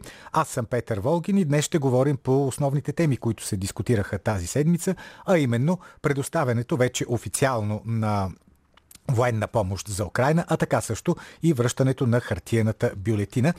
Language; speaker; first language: Bulgarian; native; Bulgarian